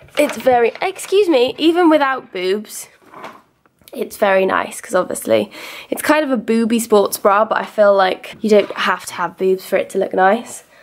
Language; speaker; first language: English; native; English